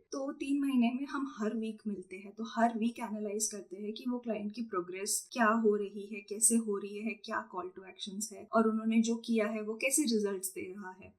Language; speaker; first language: Hindi; non-native, local second language; Marathi